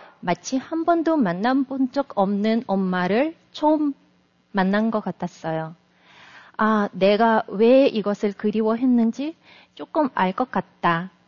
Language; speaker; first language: Korean; non-native, fluent; Russian